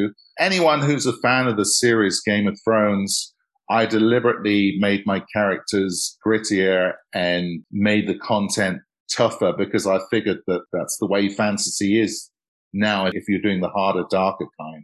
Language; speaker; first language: English; native; English